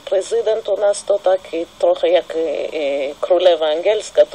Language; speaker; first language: Polish; non-native, fluent; Russian